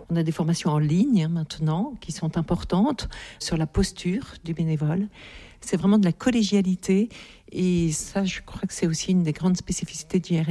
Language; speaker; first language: French; native; French